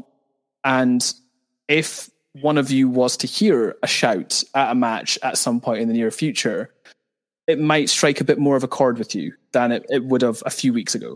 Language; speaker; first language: English; native; English